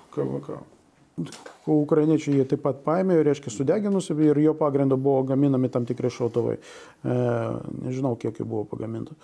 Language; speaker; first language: Lithuanian; non-native, local second language; Russian